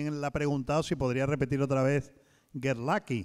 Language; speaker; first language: Spanish; native; Spanish